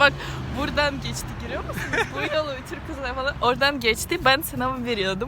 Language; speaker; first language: Turkish; non-native, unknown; Russian